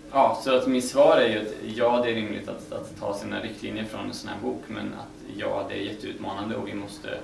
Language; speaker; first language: Swedish; native; Swedish